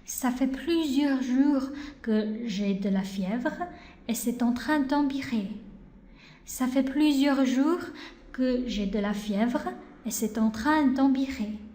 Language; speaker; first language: French; non-native, fluent; Chinese